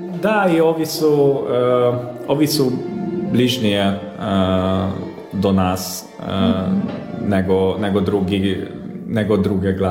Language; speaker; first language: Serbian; non-native, local second language; Hungarian